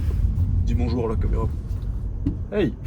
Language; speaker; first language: French; native; French